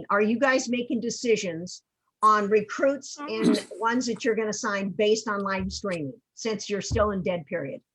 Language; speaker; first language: English; native; English